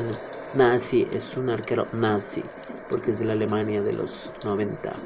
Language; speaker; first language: Spanish; native; Spanish